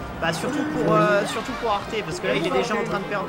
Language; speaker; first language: French; native; French